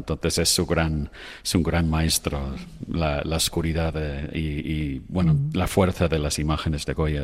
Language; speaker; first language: Spanish; non-native, fluent; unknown